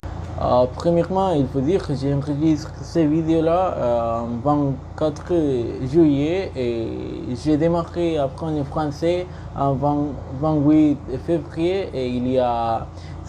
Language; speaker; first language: French; non-native, learner; Spanish